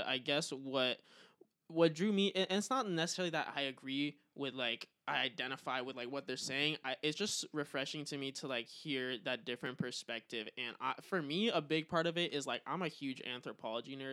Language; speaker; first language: English; native; English